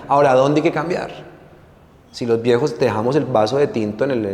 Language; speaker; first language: Spanish; native; Spanish